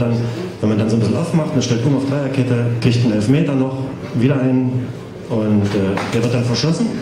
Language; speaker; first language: German; native; German